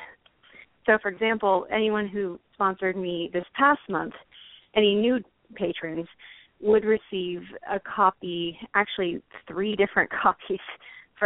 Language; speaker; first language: English; native; English